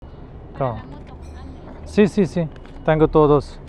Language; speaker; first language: Spanish; non-native, learner; Urdu